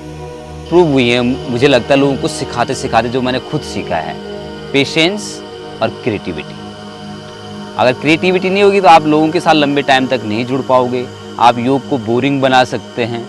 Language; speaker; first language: Hindi; native; Hindi